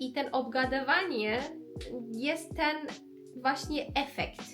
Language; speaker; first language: Polish; non-native, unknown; Persian